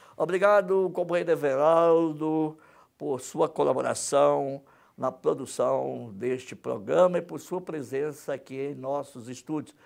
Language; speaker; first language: Portuguese; native; Portuguese